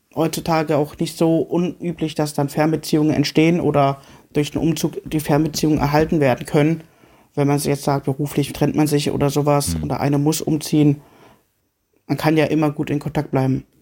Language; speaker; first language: German; native; German